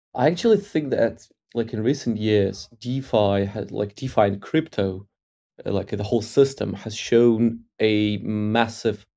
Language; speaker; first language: English; non-native, fluent; Ukrainian